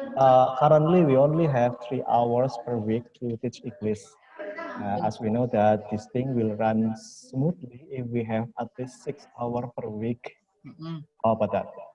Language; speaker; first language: English; non-native, fluent; Indonesian